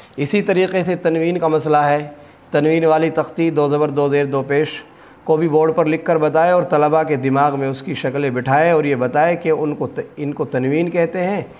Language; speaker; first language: Urdu; native; Urdu